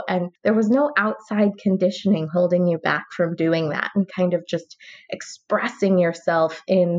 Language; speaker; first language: English; native; English